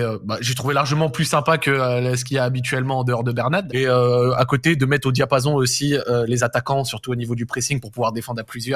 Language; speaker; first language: French; native; French